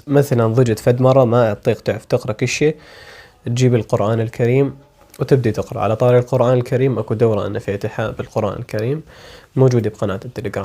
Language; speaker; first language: Arabic; native; Arabic